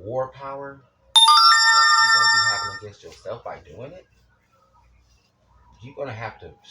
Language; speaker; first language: English; native; English